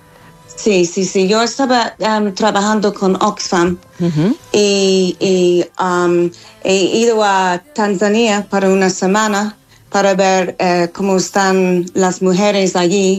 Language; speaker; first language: Spanish; non-native, fluent; English